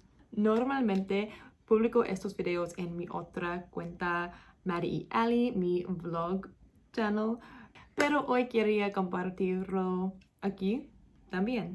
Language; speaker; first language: Spanish; non-native, learner; English